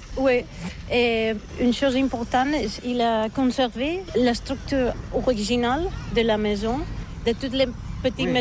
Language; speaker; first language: French; non-native, learner; Catalan